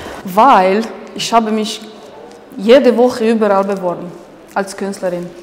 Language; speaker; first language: German; non-native, fluent; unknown